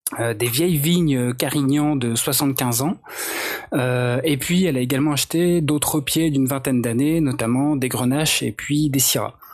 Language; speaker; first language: French; native; French